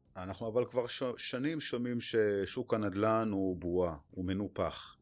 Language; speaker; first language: Hebrew; native; Hebrew